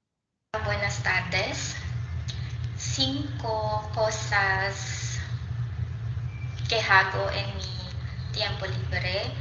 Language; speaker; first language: Spanish; non-native, learner; Filipino